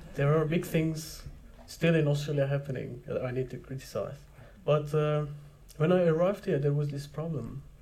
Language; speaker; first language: English; non-native, fluent; Persian